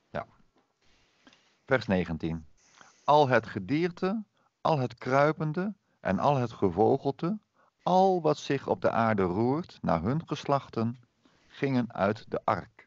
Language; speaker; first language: Dutch; native; Dutch